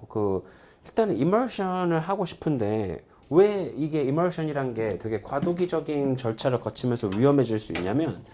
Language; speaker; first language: Korean; native; Korean